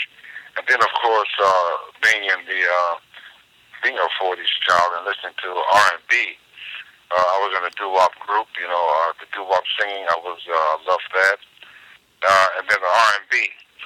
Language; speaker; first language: English; native; English